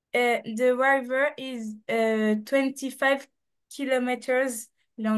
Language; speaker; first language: English; non-native, learner; French